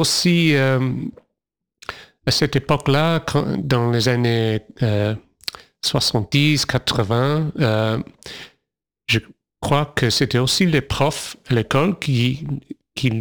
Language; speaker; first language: French; non-native, fluent; English